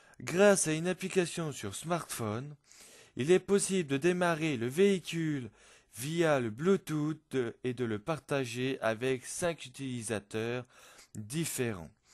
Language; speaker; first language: French; native; French